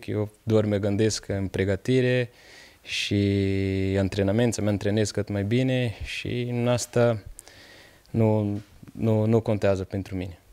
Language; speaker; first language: Romanian; non-native, fluent; Portuguese